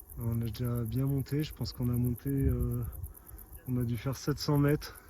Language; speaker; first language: French; native; French